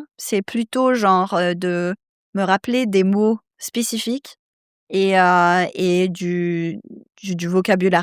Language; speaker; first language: French; non-native, fluent; Serbian